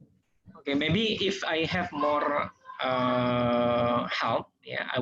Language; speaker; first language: English; non-native, learner; Indonesian